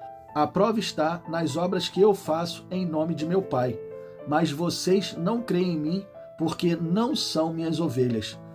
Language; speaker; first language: Portuguese; native; Portuguese